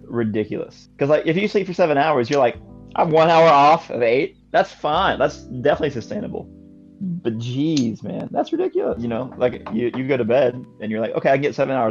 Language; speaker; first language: English; native; English